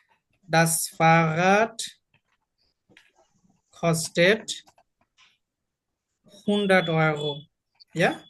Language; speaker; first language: German; non-native, fluent; Bangla